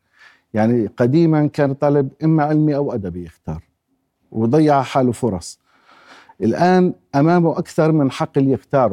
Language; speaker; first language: Arabic; native; Arabic